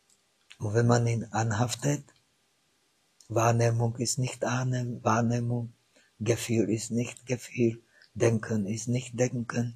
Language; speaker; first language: German; non-native, fluent; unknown